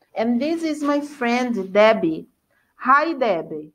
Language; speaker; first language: English; non-native, fluent; Portuguese